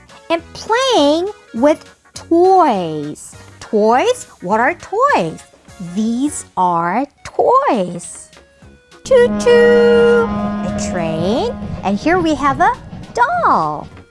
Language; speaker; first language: English; non-native, fluent; Korean